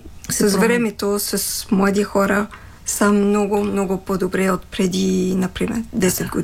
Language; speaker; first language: Bulgarian; non-native, fluent; French